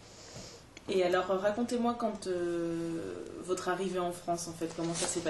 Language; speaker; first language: French; native; French